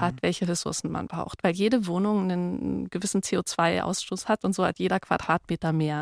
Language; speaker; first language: German; native; German